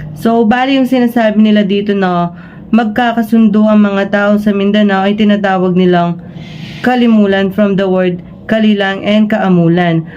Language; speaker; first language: Filipino; non-native, local second language; Pampanga